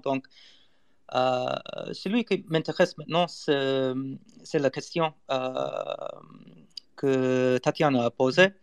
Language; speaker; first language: French; non-native, learner; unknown